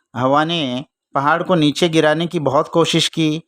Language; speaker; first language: Hindi; non-native, local second language; Marathi